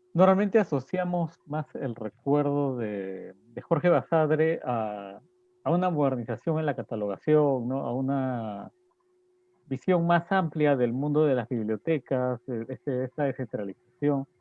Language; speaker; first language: Spanish; native; Spanish